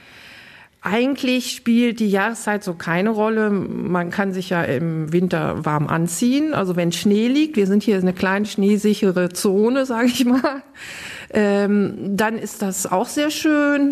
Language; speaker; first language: German; native; German